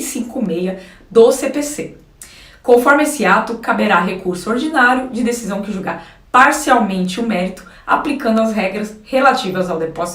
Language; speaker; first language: Portuguese; native; Portuguese